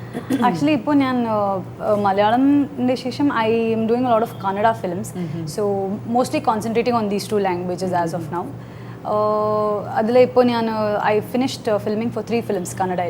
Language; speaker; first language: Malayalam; non-native, learner; Kannada